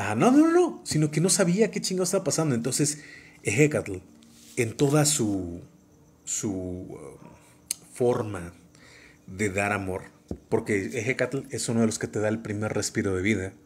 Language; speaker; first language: Spanish; native; Spanish